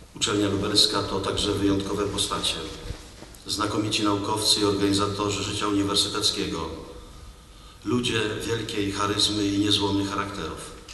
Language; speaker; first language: Polish; native; Polish